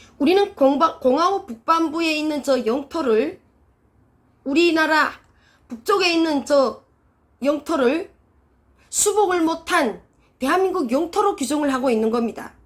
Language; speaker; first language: Korean; native; Korean